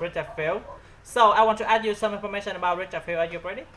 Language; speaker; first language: English; non-native, learner; Vietnamese